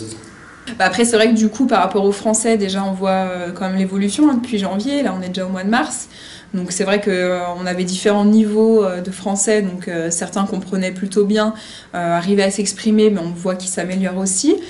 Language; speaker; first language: French; native; French